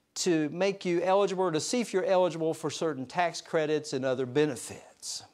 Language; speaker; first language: English; native; English